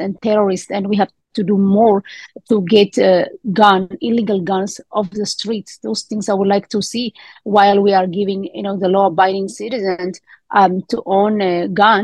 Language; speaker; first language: English; early bilingual, other home language; Amharic